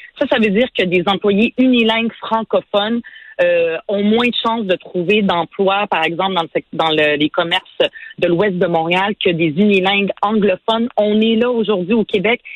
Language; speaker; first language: French; early bilingual, other home language; Arabic